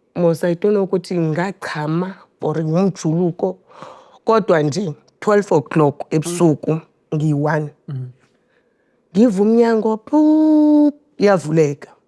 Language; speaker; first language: Zulu; non-native, local second language; Xhosa